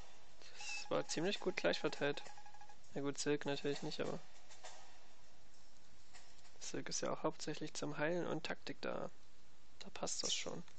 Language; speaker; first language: German; native; German